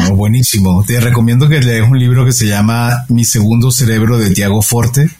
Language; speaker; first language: Spanish; native; Spanish